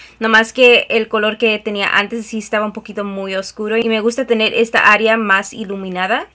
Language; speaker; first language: Spanish; early bilingual, heritage; Spanish